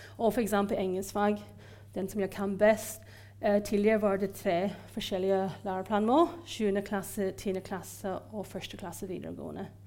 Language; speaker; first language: Norwegian; non-native, fluent; English